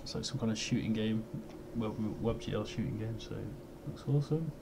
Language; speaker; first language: English; native; English